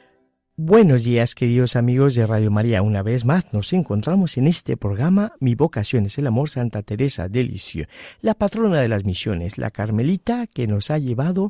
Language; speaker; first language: Spanish; native; Spanish